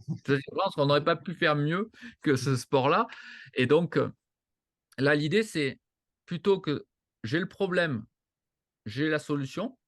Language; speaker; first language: French; native; French